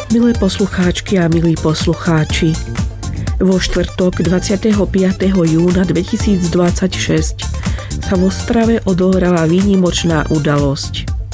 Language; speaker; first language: Slovak; native; Slovak